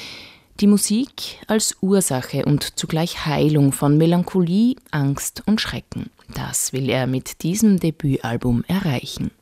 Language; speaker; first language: German; native; German